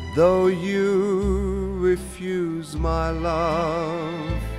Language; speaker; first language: English; native; English